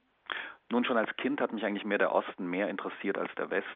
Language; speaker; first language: German; native; German